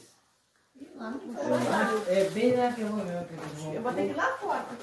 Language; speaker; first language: Portuguese; native; Portuguese